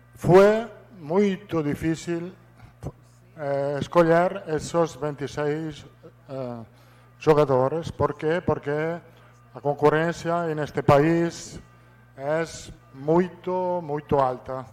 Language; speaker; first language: Portuguese; non-native, fluent; Italian